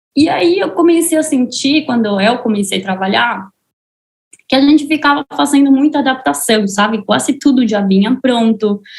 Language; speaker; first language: Portuguese; non-native, fluent; Spanish